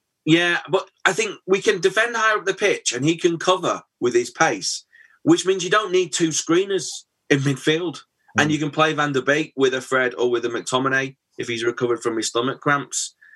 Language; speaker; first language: English; native; English